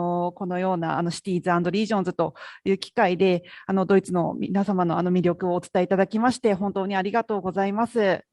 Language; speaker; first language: Japanese; native; Japanese